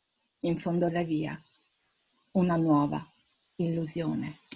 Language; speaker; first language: Italian; native; Italian